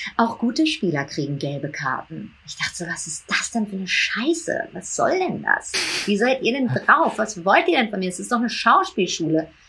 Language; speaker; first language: German; early bilingual, heritage; German